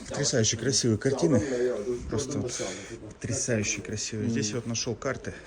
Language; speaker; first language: Russian; native; Russian